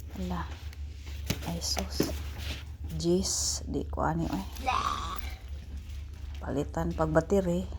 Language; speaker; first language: Filipino; non-native, local second language; Cebuano